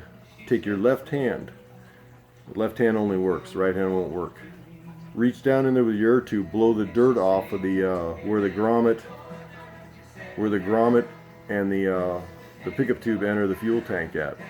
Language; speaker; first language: English; native; English